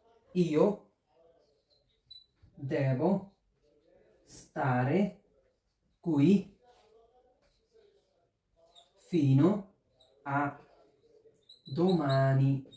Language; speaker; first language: Italian; non-native, fluent; Bangla